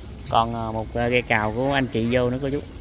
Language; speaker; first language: Vietnamese; native; Vietnamese